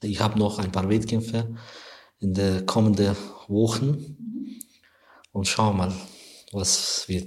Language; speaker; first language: German; non-native, learner; Persian